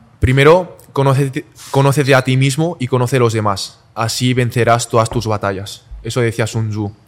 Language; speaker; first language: Spanish; early bilingual, other home language; Chinese